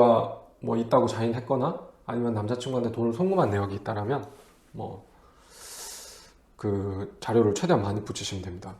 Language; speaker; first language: Korean; native; Korean